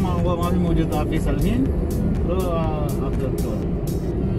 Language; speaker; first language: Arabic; non-native, learner; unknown